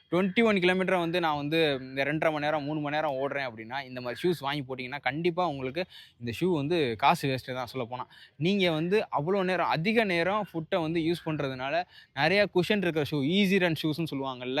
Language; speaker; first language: Tamil; native; Tamil